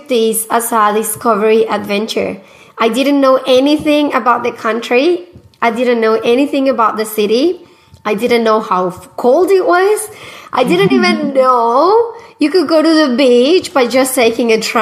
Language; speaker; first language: English; non-native, fluent; Spanish